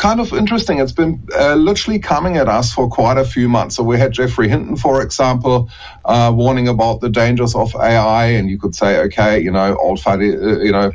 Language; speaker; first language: English; non-native, fluent; German